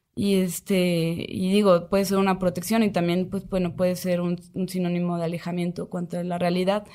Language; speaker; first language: Spanish; native; Spanish